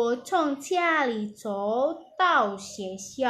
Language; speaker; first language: Chinese; non-native, fluent; Indonesian